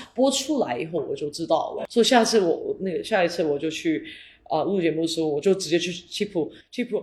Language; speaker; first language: Chinese; early bilingual, heritage; English